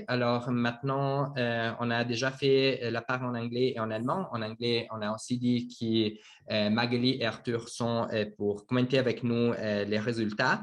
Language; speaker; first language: French; non-native, learner; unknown